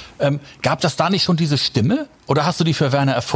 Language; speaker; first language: German; native; German